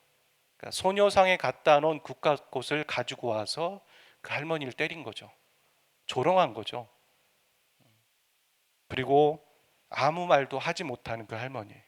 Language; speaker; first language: Korean; native; Korean